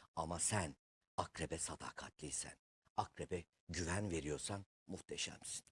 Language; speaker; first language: Turkish; native; Turkish